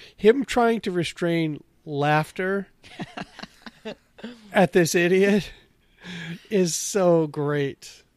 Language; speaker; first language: English; native; English